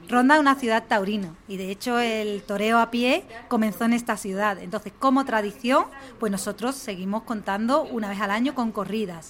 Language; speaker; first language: Spanish; native; Spanish